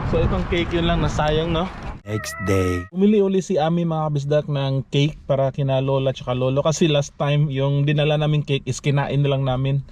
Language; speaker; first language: Filipino; non-native, local second language; Cebuano